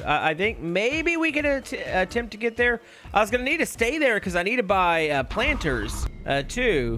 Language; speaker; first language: English; native; English